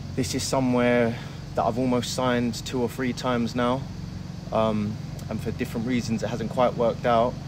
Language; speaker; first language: English; native; English